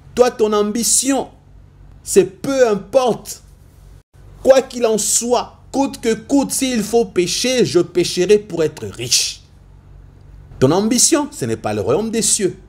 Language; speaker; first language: French; non-native, local second language; Lingala